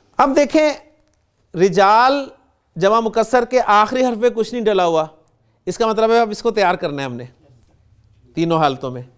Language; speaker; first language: Urdu; native; Urdu